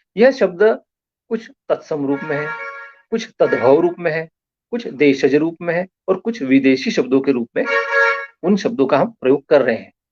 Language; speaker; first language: Hindi; non-native, local second language; Marathi